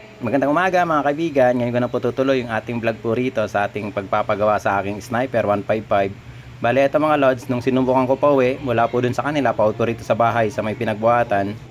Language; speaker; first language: Filipino; native; Filipino